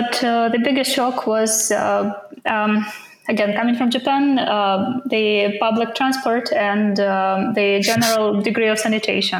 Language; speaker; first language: English; non-native, fluent; Ukrainian